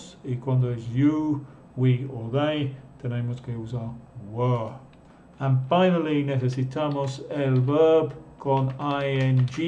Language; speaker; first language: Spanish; non-native, fluent; English